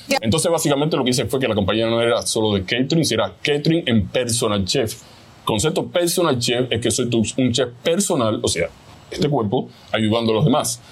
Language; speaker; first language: Spanish; native; Spanish